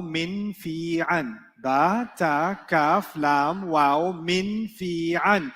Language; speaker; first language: Arabic; non-native, fluent; English